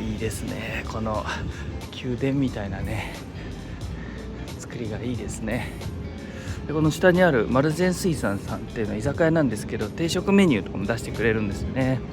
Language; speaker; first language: Japanese; native; Japanese